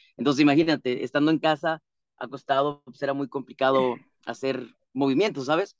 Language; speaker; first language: Spanish; native; Spanish